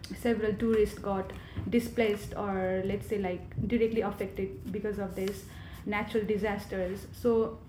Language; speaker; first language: English; non-native, local second language; Nepali